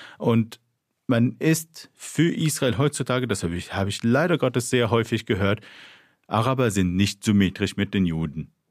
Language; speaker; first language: German; non-native, fluent; Arabic